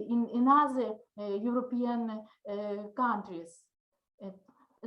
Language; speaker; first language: English; non-native, learner; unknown